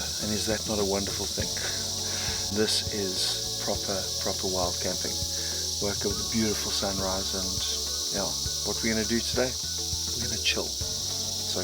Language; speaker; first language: English; native; English